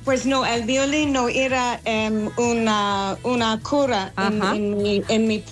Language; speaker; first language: Spanish; non-native, fluent; English